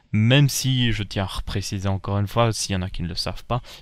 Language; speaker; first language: French; native; French